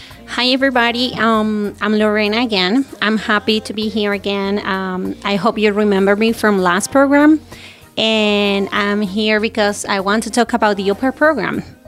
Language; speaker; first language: English; non-native, fluent; Spanish